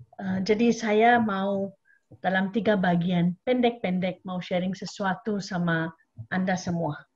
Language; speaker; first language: Indonesian; non-native, fluent; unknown